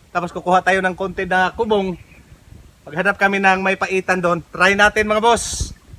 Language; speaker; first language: Filipino; non-native, local second language; Cebuano